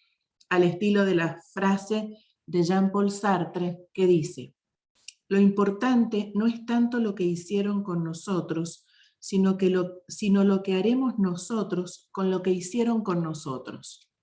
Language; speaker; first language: Spanish; native; Spanish